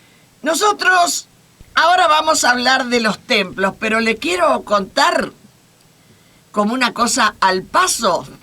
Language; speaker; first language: Spanish; native; Spanish